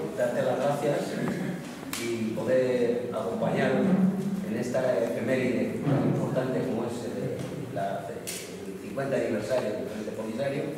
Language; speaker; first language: Spanish; native; Spanish